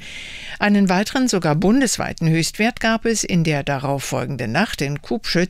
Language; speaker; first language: German; native; German